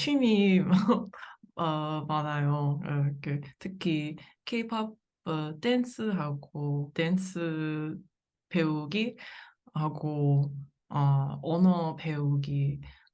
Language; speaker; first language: Korean; non-native, learner; English